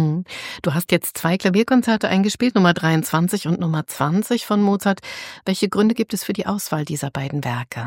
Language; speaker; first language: German; native; German